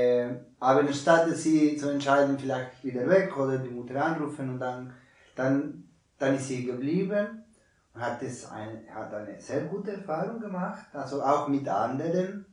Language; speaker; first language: German; non-native, learner; Spanish